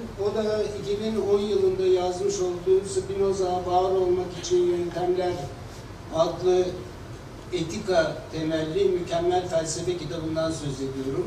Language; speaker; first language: Turkish; native; Turkish